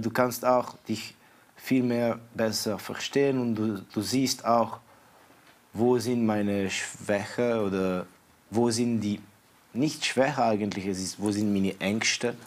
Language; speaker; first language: German; non-native, fluent; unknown